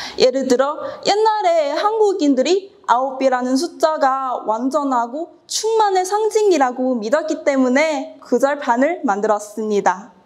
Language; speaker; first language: Korean; non-native, fluent; Cantonese